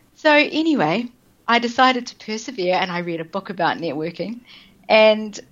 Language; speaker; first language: English; native; English